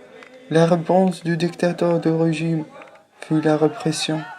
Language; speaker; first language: French; non-native, fluent; Arabic